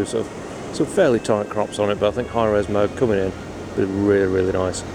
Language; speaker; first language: English; native; English